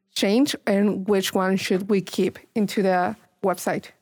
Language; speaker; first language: English; non-native, fluent; Spanish